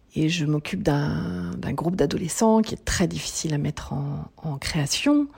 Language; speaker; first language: French; native; French